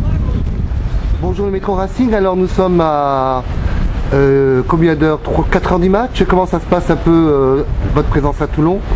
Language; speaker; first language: French; native; French